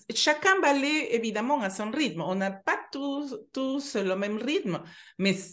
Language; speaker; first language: French; non-native, fluent; Spanish